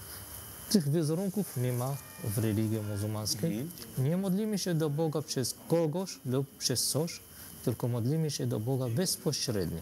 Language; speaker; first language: Polish; non-native, fluent; Arabic